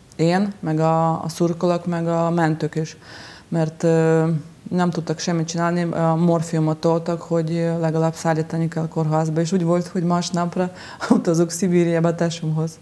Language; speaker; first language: Hungarian; non-native, fluent; Russian